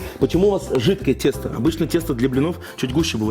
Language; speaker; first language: Russian; native; Russian